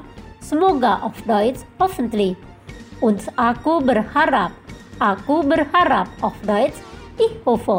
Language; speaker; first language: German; non-native, fluent; Indonesian